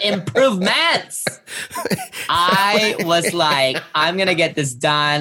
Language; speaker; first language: English; non-native, local second language; Filipino